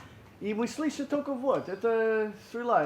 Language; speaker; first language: Russian; non-native, learner; English